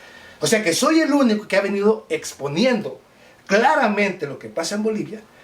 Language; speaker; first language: Spanish; native; Spanish